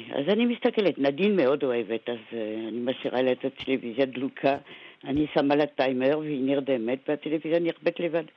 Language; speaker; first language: Hebrew; non-native, fluent; French